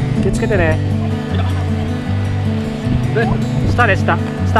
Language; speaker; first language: Japanese; non-native, fluent; Indonesian